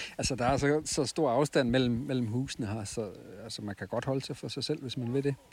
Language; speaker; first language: Danish; native; Danish